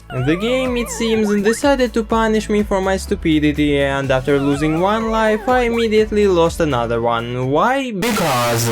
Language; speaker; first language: English; non-native, fluent; Russian